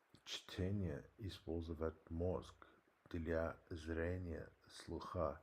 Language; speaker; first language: Russian; non-native, learner; English